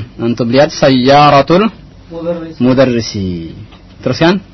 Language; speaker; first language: Arabic; non-native, fluent; Indonesian